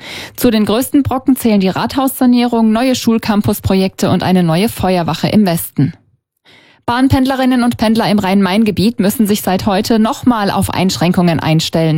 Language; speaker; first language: German; native; German